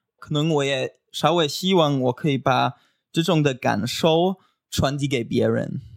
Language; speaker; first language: Chinese; non-native, fluent; German